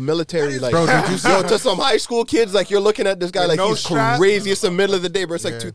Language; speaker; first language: English; native; English